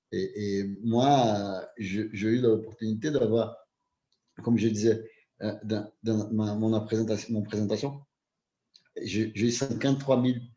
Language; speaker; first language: French; non-native, fluent; Portuguese